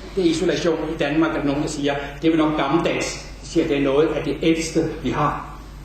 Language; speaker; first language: Danish; native; Danish